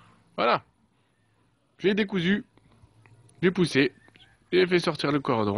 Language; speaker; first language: French; native; French